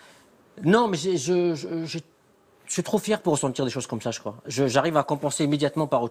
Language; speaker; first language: French; native; French